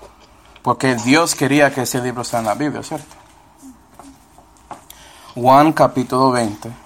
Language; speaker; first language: Spanish; non-native, fluent; English